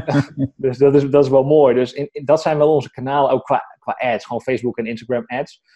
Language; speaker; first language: Dutch; native; Dutch